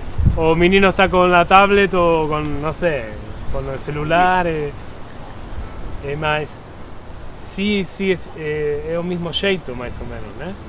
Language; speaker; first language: Portuguese; non-native, fluent; Spanish